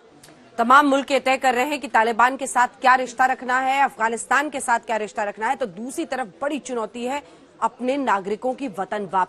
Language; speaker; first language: Hindi; native; Hindi